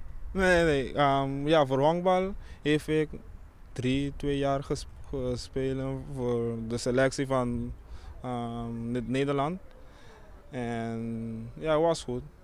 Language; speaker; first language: Dutch; non-native, local second language; Papiamento